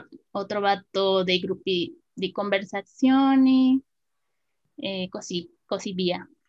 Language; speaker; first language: Italian; non-native, fluent; Spanish